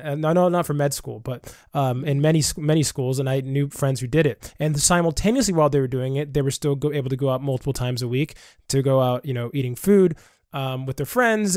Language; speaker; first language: English; native; English